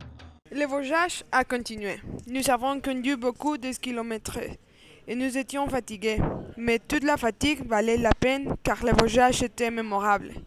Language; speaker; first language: French; non-native, learner; Spanish